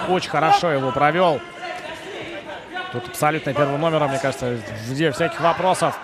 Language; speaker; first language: Russian; native; Russian